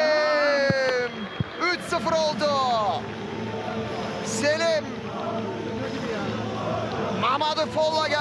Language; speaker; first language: Turkish; native; Turkish